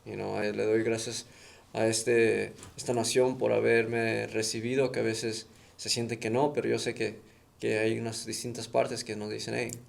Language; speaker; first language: Spanish; early bilingual, other home language; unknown